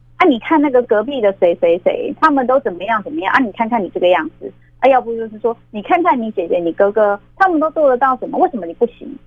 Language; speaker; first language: Chinese; native; Chinese